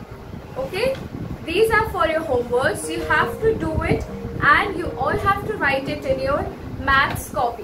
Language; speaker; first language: English; non-native, local second language; Hindi